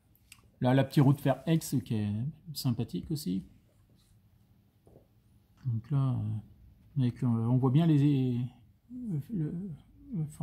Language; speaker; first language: French; native; French